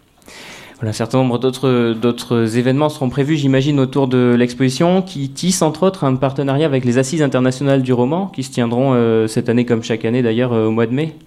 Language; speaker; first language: French; native; French